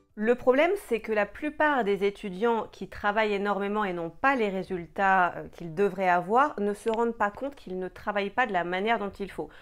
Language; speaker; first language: French; native; French